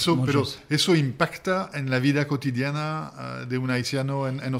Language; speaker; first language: Spanish; native; Spanish